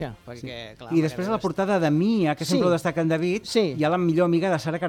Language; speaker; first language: Catalan; native; Catalan